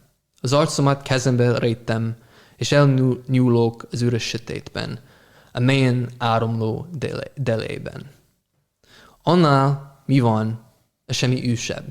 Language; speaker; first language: Hungarian; non-native, fluent; English